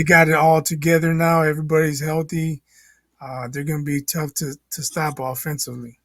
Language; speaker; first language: English; native; English